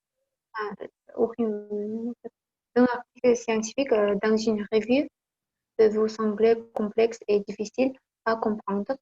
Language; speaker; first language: French; non-native, learner; Kazakh